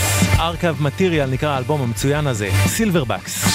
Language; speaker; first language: Hebrew; native; Hebrew